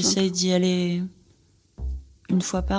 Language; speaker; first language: French; native; French